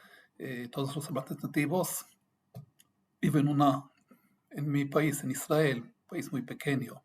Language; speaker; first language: Spanish; non-native, fluent; Hebrew